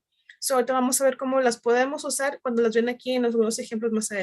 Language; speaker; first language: Spanish; native; Spanish